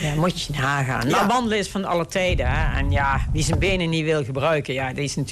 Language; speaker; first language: Dutch; native; Dutch